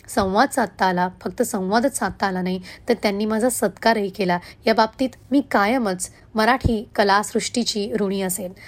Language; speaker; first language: Marathi; non-native, local second language; Hindi